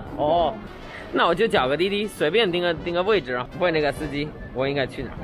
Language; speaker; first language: Chinese; non-native, fluent; English